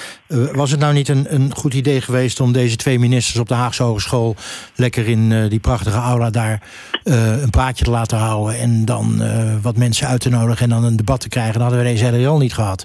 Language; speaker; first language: Dutch; native; Dutch